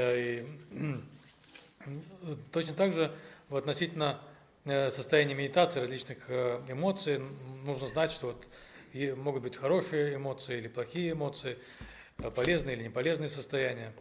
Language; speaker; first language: Russian; native; Russian